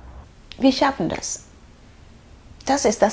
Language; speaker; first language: German; non-native, fluent; Tswana